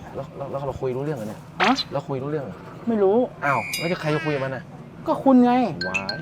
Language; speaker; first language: Thai; non-native, fluent; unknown